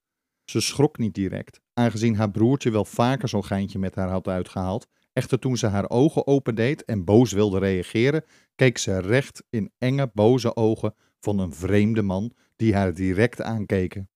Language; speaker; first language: Dutch; native; Dutch